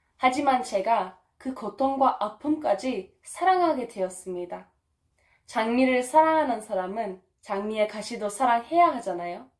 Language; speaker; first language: Korean; non-native, fluent; Turkish